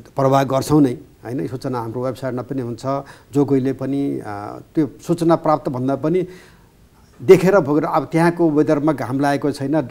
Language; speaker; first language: Nepali; native; Nepali